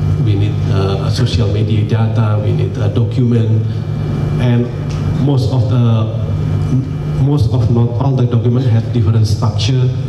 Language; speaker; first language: English; non-native, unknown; Indonesian